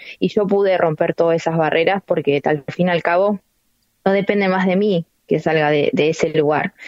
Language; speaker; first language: Spanish; native; Spanish